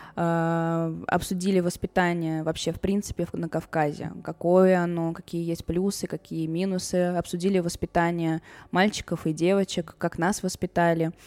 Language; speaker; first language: Russian; early bilingual, other home language; Armenian